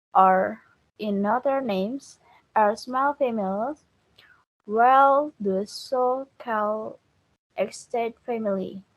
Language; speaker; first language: English; non-native, learner; Indonesian